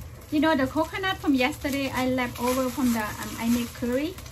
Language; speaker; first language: English; non-native, learner; Lao